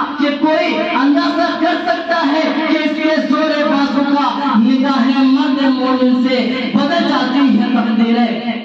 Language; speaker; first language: Urdu; non-native, local second language; Bangla